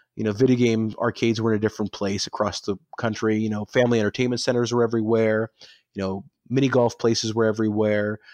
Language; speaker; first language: English; native; English